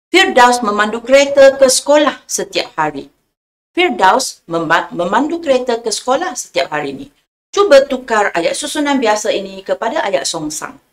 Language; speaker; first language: Malay; non-native, local second language; Chinese